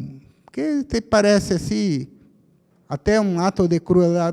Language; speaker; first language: Spanish; non-native, fluent; Portuguese